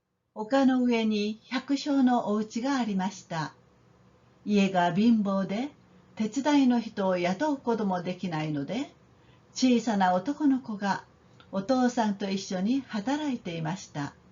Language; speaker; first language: Japanese; non-native, fluent; Korean